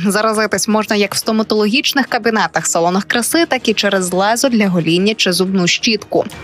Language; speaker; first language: Ukrainian; native; Ukrainian